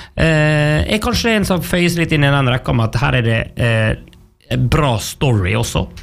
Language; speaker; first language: Norwegian; native; Norwegian